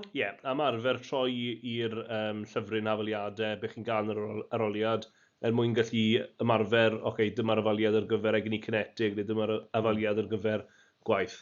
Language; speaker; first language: Welsh; native; Welsh